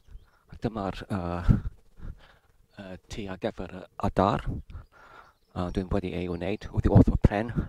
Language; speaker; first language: Welsh; non-native, learner; English